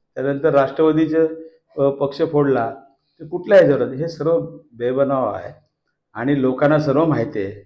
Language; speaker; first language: Marathi; native; Marathi